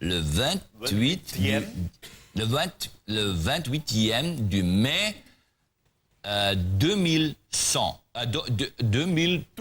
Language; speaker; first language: French; non-native, learner; German